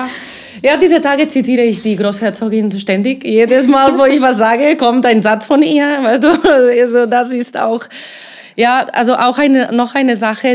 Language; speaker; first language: German; non-native, fluent; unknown